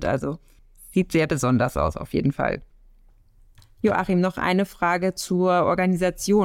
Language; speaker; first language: German; native; German